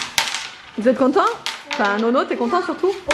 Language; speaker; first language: French; native; French